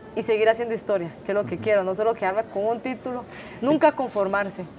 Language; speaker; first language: Spanish; native; Spanish